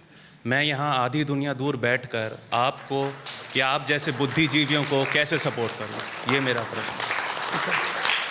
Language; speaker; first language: Hindi; native; Hindi